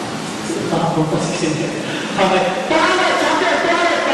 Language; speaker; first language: Filipino; native; Filipino